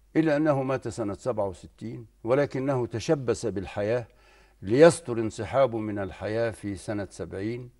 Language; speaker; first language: Arabic; native; Arabic